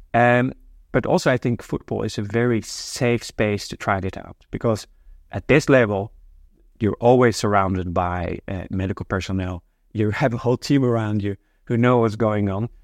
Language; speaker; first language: English; non-native, fluent; Norwegian